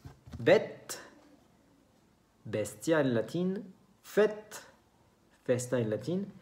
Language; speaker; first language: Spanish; non-native, fluent; French